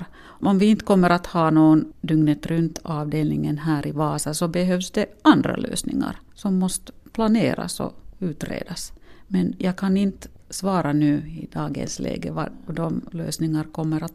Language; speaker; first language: Swedish; non-native, local second language; Finnish